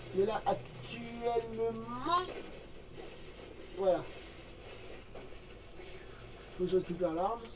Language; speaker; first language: French; native; French